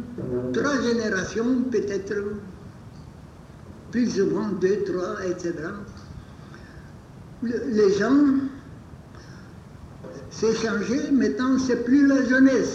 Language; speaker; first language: French; non-native, fluent; Bulgarian